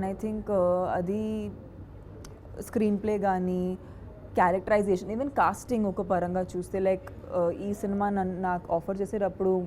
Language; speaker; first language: Telugu; non-native, fluent; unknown